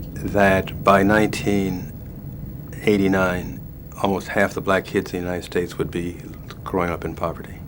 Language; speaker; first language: English; native; English